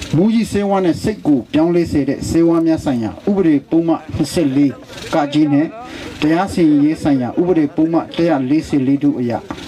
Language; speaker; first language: Burmese; non-native, local second language; Hakha Chin